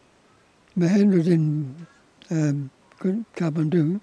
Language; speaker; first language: Nepali; non-native, learner; English